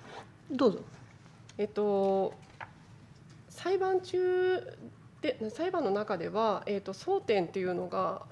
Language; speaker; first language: Japanese; native; Japanese